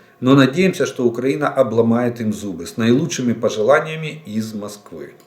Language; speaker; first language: Russian; native; Russian